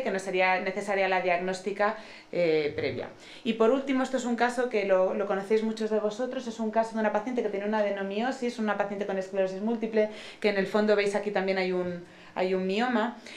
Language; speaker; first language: Spanish; native; Spanish